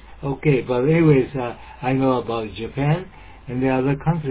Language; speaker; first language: English; non-native, learner; Japanese